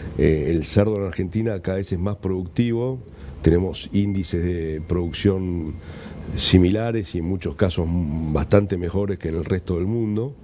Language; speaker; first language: Spanish; native; Spanish